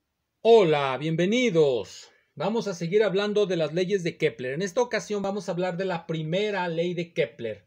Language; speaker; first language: Spanish; native; Spanish